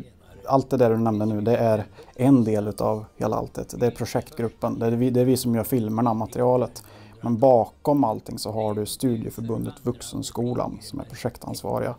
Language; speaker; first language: Swedish; native; Swedish